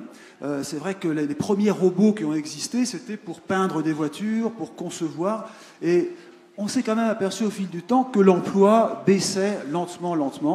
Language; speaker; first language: French; native; French